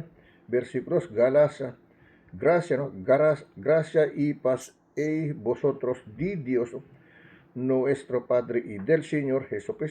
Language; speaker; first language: Spanish; non-native, learner; Filipino